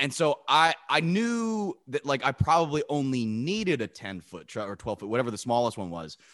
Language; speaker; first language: English; native; English